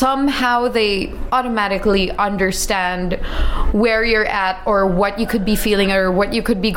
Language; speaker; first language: English; native; English